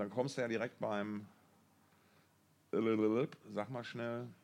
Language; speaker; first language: German; native; German